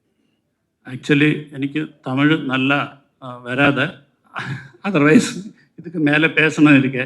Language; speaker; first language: Tamil; non-native, learner; Malayalam